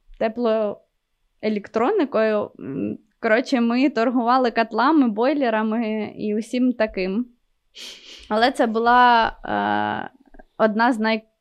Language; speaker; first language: Ukrainian; non-native, local second language; Russian